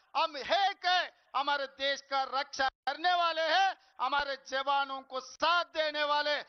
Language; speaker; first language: Hindi; non-native, local second language; Telugu